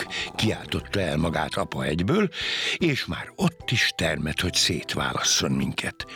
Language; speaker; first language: Hungarian; native; Hungarian